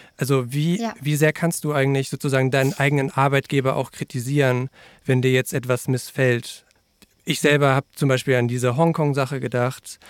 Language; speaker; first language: German; native; German